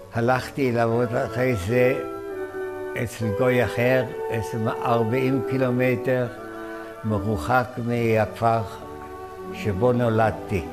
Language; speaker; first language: Hebrew; non-native, fluent; German